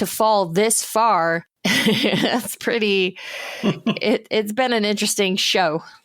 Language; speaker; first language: English; native; English